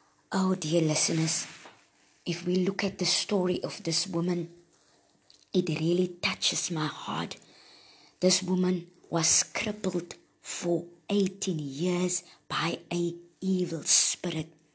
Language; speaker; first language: English; non-native, local second language; Afrikaans